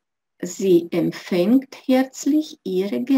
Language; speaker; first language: German; non-native, fluent; Russian